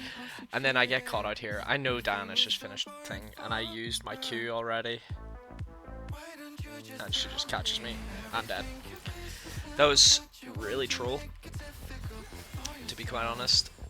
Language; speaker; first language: English; native; English